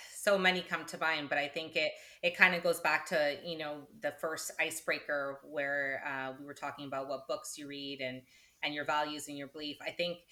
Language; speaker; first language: English; native; English